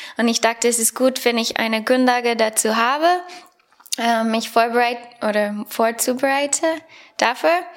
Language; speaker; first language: German; non-native, learner; English